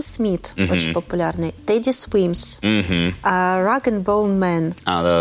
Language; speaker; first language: Russian; native; Russian